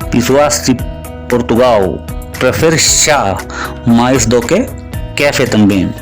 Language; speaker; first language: Portuguese; non-native, learner; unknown